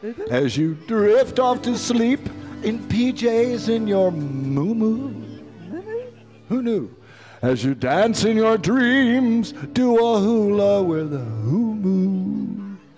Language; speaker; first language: English; native; English